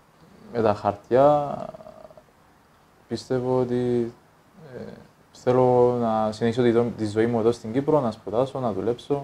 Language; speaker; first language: Greek; early bilingual, other home language; Persian